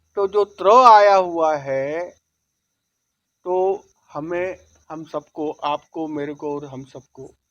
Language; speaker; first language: Hindi; non-native, local second language; Marathi